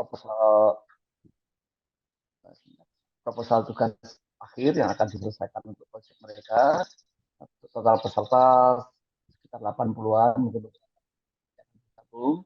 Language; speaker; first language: Indonesian; native; Indonesian